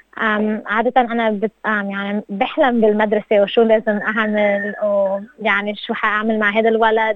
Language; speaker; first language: Arabic; early bilingual, heritage; Arabic